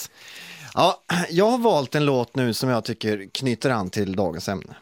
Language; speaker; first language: Swedish; native; Swedish